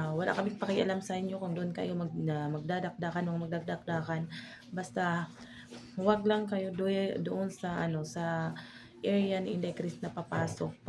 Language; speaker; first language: Filipino; non-native, local second language; Waray